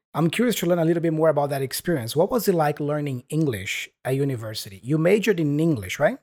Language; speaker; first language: English; non-native, fluent; Portuguese